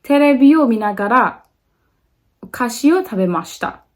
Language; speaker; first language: Japanese; non-native, learner; English